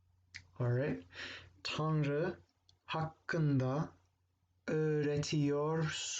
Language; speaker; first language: Turkish; non-native, fluent; English